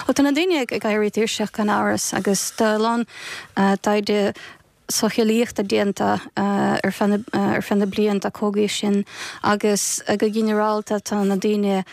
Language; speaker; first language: Irish; non-native, fluent; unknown